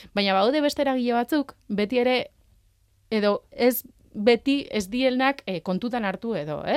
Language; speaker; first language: Basque; native; Basque